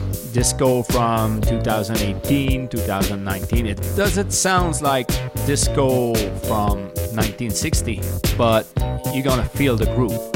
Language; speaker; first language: English; non-native, fluent; French